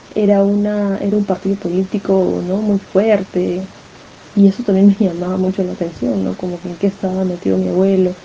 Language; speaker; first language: Spanish; native; Spanish